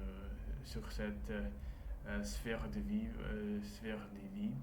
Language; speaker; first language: French; non-native, learner; Russian